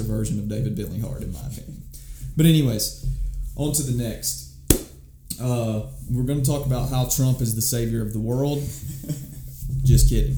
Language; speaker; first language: English; native; English